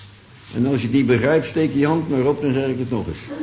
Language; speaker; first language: Dutch; native; Dutch